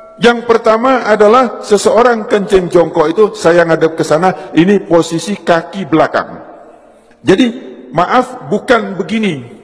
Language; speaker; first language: Indonesian; non-native, local second language; Javanese